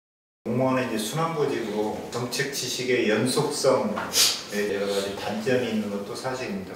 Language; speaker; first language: Korean; native; Korean